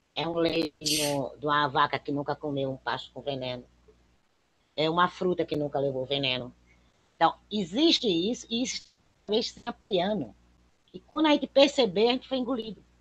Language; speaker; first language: Portuguese; native; Portuguese